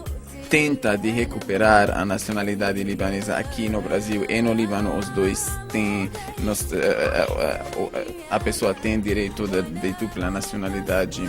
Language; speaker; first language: Portuguese; non-native, fluent; Arabic